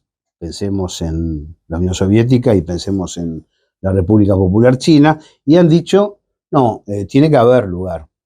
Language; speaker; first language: Spanish; native; Spanish